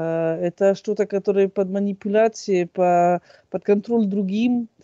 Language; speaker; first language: Russian; non-native, fluent; French